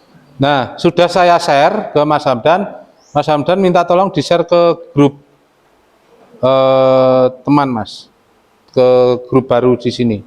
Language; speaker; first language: Indonesian; native; Indonesian